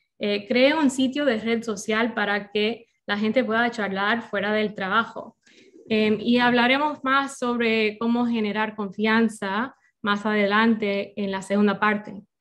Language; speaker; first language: Spanish; non-native, fluent; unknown